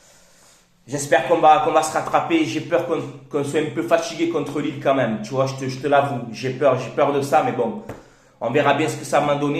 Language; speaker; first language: French; native; French